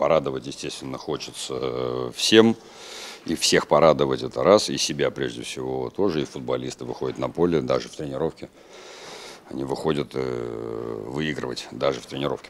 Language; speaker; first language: Russian; native; Russian